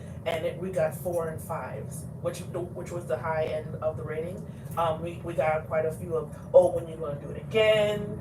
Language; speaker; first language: English; native; English